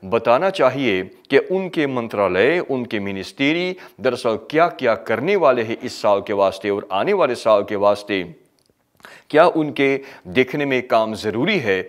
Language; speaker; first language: Hindi; early bilingual, heritage; Hindi